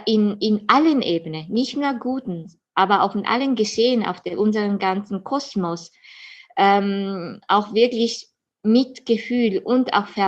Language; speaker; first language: German; non-native, fluent; Japanese